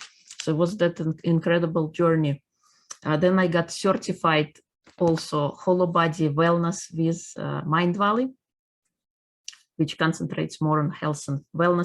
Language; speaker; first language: English; non-native, fluent; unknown